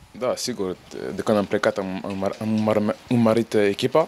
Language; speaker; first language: Romanian; non-native, learner; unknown